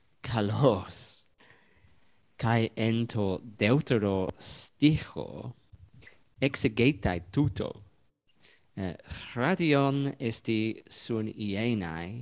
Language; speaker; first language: Greek; non-native, learner; English